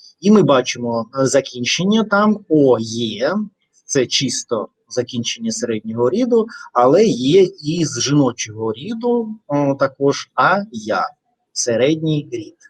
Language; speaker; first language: Ukrainian; non-native, fluent; Russian